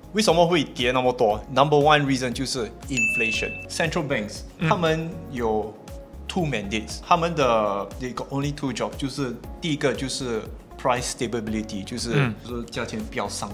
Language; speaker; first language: Chinese; non-native, local second language; English